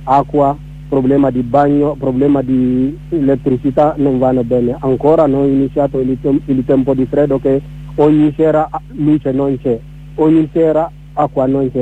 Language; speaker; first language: Italian; non-native, learner; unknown